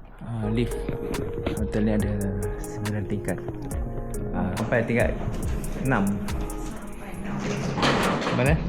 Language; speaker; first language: Malay; native; Malay